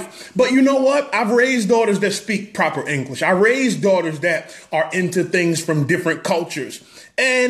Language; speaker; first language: English; native; English